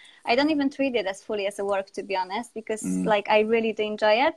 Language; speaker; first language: English; non-native, fluent; Polish